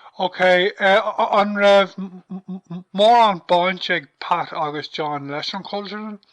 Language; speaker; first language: Irish; non-native, local second language; English